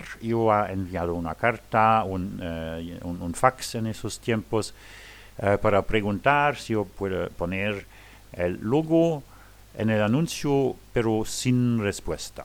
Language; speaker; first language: Spanish; non-native, learner; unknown